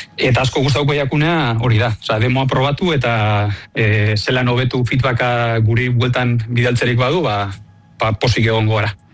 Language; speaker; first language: Basque; native; Basque